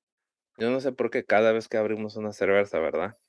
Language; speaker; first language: Spanish; early bilingual, heritage; Spanish